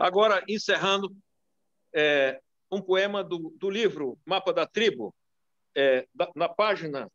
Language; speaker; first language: Portuguese; native; Portuguese